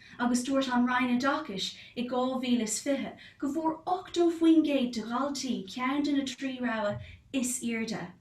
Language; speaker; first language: Irish; non-native, local second language; English